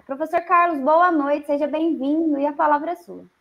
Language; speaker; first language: Portuguese; native; Portuguese